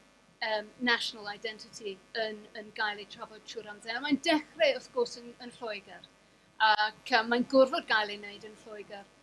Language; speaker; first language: Welsh; non-native, fluent; English